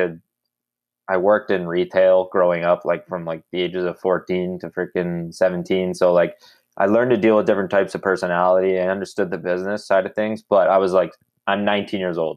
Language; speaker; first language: English; native; English